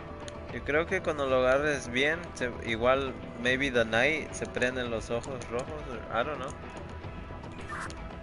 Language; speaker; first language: Spanish; early bilingual, other home language; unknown